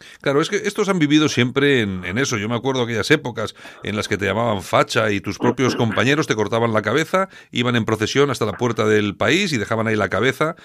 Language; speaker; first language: Spanish; native; Spanish